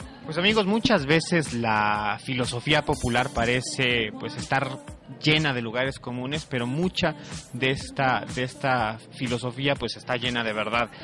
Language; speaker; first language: Spanish; native; Spanish